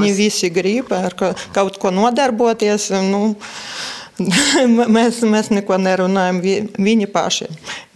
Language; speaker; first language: Latvian; non-native, local second language; Russian